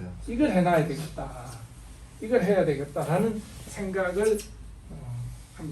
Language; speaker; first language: Korean; native; Korean